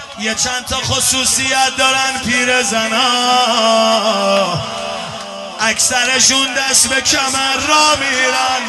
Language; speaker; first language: Persian; native; Persian